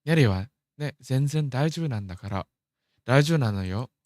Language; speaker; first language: Japanese; non-native, learner; English